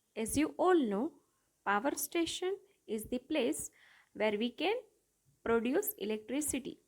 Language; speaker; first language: English; non-native, local second language; Gujarati